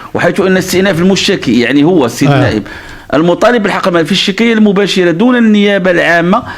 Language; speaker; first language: Arabic; native; Arabic